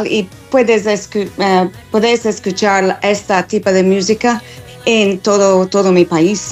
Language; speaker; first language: Spanish; non-native, fluent; English